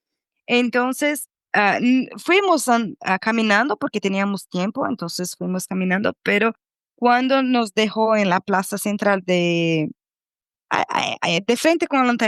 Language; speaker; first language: Spanish; non-native, fluent; Portuguese